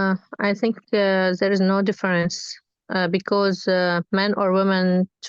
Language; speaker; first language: English; non-native, learner; Arabic